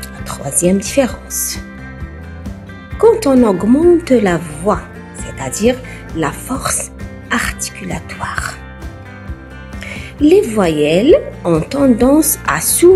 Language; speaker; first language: French; non-native, local second language; Arabic